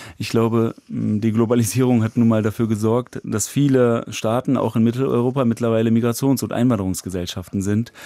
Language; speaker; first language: German; native; German